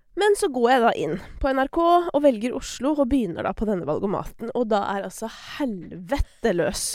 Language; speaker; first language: Norwegian; native; Norwegian